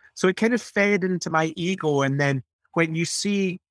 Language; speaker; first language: English; native; English